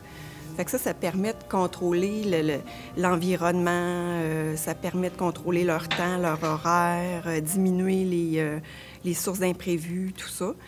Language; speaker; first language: French; native; French